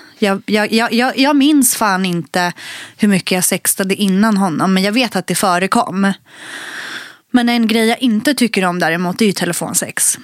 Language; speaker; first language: Swedish; early bilingual, other home language; Spanish